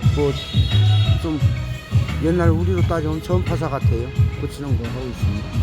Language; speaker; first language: Korean; native; Korean